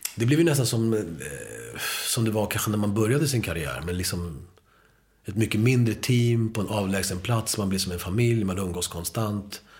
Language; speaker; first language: Swedish; early bilingual, other home language; Spanish